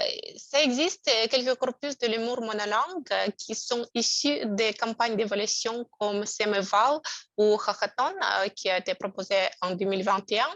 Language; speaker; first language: French; non-native, fluent; Russian